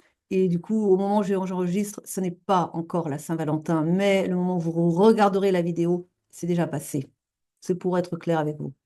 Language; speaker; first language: French; native; French